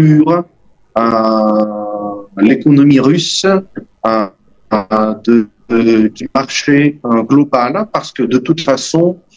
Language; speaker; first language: French; non-native, fluent; Russian